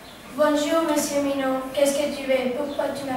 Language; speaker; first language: French; non-native, learner; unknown